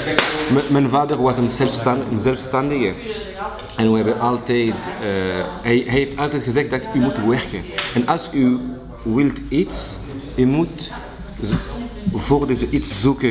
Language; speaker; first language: Dutch; non-native, local second language; French